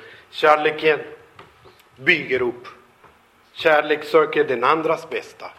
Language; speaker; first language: Swedish; non-native, fluent; Spanish